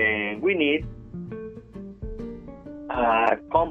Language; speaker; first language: English; non-native, learner; Spanish